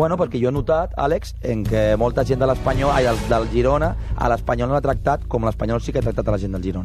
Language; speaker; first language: Catalan; native; Catalan